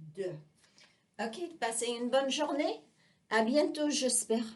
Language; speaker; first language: French; non-native, fluent; English